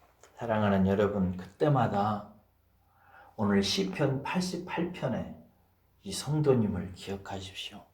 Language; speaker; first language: Korean; native; Korean